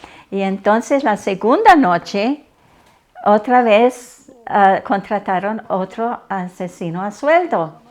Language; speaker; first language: Spanish; non-native, fluent; English